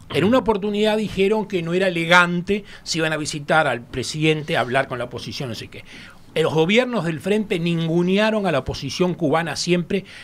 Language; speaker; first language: Spanish; native; Spanish